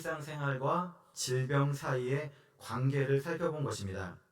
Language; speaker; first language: Korean; native; Korean